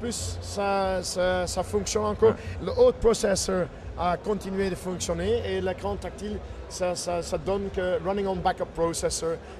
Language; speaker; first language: French; non-native, fluent; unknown